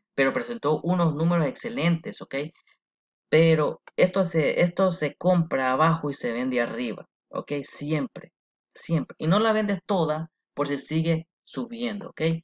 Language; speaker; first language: Spanish; early bilingual, heritage; Spanish